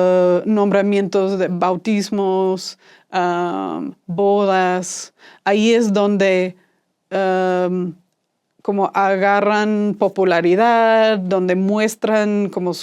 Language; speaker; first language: Spanish; non-native, fluent; English